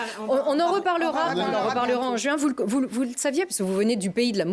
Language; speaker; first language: French; native; French